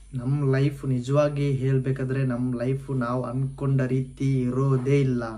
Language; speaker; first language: Kannada; non-native, local second language; Tulu